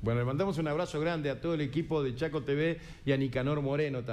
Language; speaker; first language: Spanish; native; Spanish